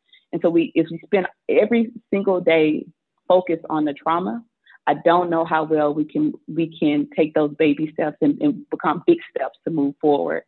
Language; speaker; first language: English; native; English